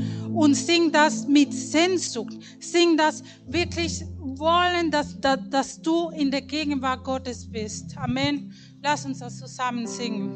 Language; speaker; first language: German; non-native, learner; Spanish